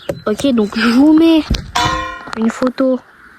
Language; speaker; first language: French; native; French